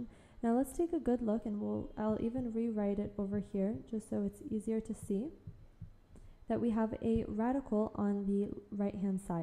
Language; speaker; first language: English; native; English